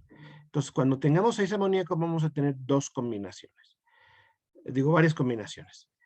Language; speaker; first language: Spanish; native; Spanish